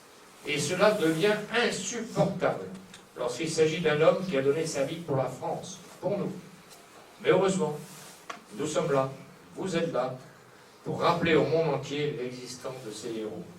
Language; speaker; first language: French; native; French